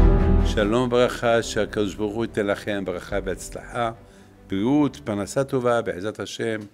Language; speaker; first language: Hebrew; non-native, fluent; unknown